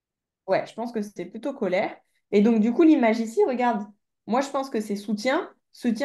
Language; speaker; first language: French; native; French